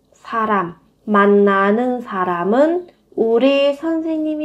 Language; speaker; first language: Korean; non-native, fluent; Vietnamese